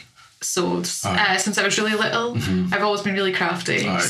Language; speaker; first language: English; native; English